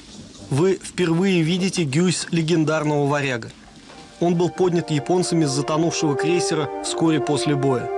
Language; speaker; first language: Russian; native; Russian